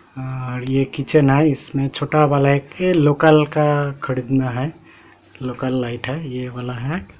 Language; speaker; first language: Hindi; non-native, local second language; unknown